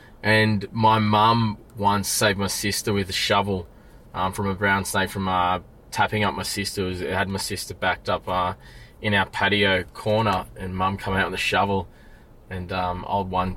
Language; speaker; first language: English; native; English